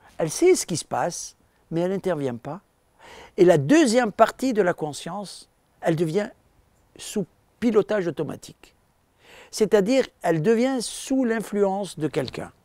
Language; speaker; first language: French; non-native, local second language; Arabic